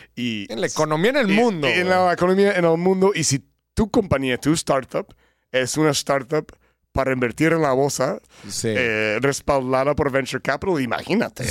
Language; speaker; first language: Spanish; non-native, fluent; English